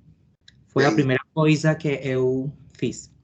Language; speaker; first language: Portuguese; non-native, learner; Spanish